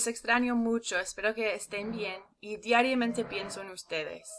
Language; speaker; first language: Spanish; non-native, learner; English